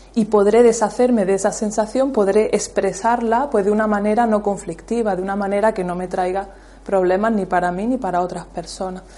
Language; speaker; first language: Spanish; native; Spanish